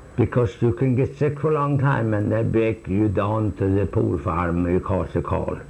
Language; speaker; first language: English; non-native, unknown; Swedish